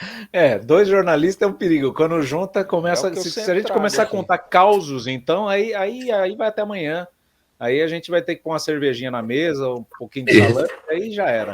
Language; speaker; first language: Portuguese; native; Portuguese